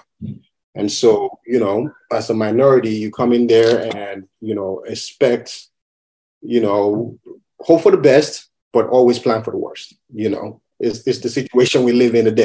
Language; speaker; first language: English; non-native, local second language; Yoruba